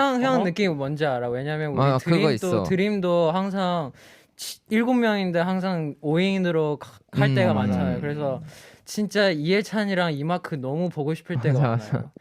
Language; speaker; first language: Korean; non-native, fluent; Chinese